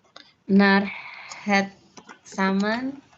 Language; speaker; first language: Dutch; non-native, learner; Indonesian